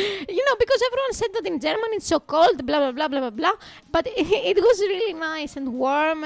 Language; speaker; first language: English; non-native, fluent; Greek